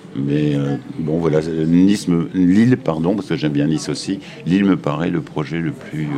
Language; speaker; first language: French; native; French